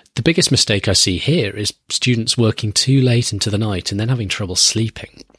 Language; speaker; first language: English; native; English